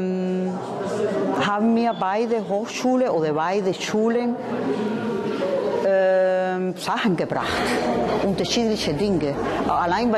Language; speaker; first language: German; non-native, fluent; Spanish